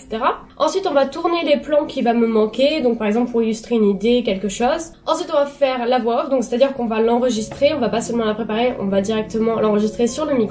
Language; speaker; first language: French; native; French